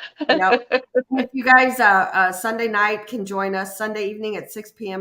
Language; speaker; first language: English; native; English